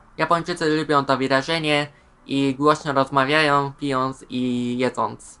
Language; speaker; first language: Polish; non-native, fluent; Japanese